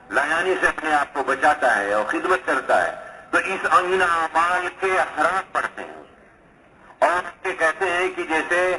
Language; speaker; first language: Urdu; native; Urdu